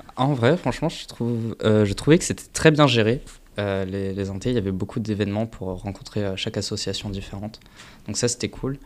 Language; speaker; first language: French; native; French